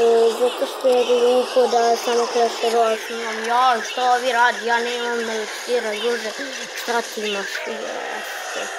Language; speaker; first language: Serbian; early bilingual, heritage; Serbian